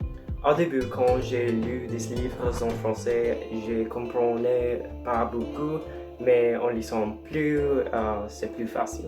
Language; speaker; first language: French; non-native, learner; English